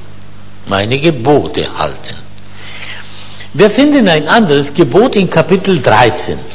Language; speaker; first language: German; non-native, fluent; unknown